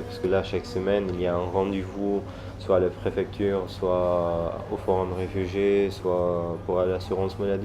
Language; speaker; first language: French; non-native, learner; Arabic